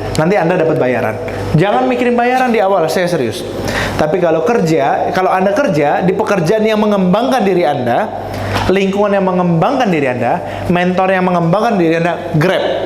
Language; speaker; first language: Indonesian; native; Indonesian